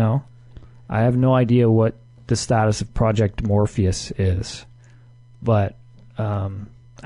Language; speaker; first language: English; native; English